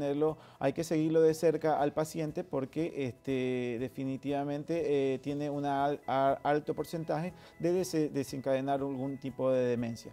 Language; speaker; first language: Spanish; native; Spanish